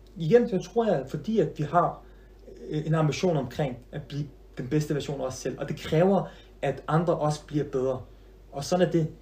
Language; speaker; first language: Danish; early bilingual, other home language; Arabic